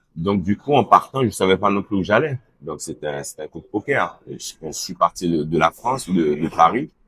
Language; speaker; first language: French; early bilingual, other home language; Haitian Creole